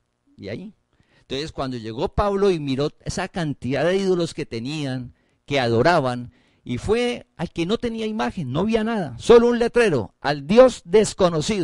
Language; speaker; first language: Spanish; native; Spanish